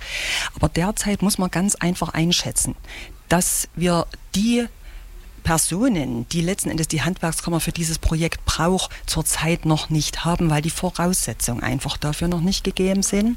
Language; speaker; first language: German; native; German